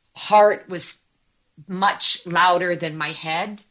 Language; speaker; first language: English; native; English